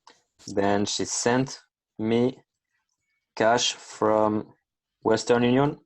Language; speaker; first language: English; non-native, learner; French